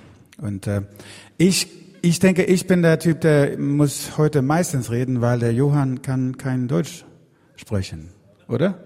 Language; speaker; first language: German; non-native, fluent; Swedish